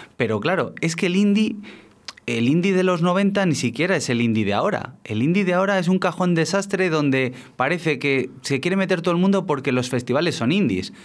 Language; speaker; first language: Spanish; native; Spanish